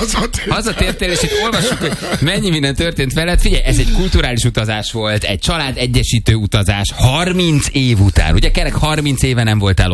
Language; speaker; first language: Hungarian; native; Hungarian